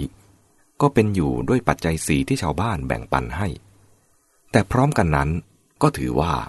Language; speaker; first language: Thai; native; Thai